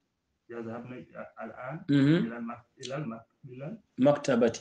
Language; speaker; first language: Arabic; non-native, learner; Fula